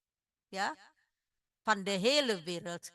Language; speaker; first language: Dutch; non-native, fluent; Indonesian